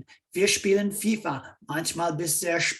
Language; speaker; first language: German; non-native, fluent; English